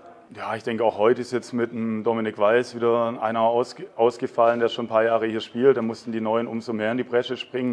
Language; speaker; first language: German; native; German